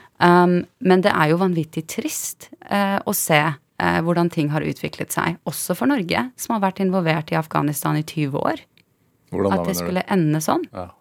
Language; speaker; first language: Norwegian; early bilingual, other home language; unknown